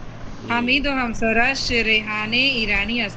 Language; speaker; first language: Persian; non-native, learner; Urdu